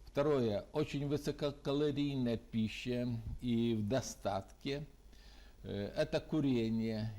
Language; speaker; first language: Russian; native; Russian